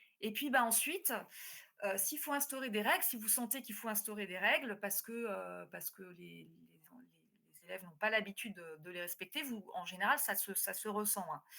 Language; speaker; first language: French; native; French